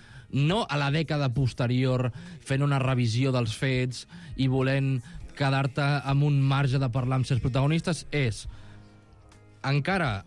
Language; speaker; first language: Catalan; native; Catalan